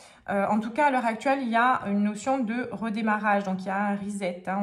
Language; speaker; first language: French; native; French